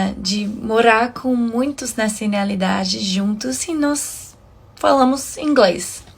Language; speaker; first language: Portuguese; non-native, learner; English